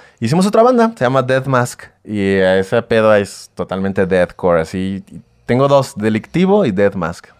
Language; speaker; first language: Spanish; native; Spanish